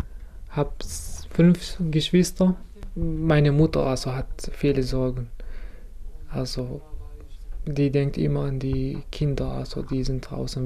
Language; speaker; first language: German; non-native, fluent; Kurdish